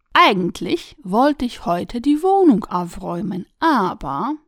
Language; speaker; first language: German; non-native, fluent; Polish